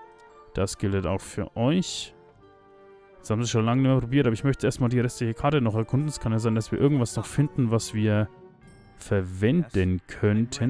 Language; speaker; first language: German; native; German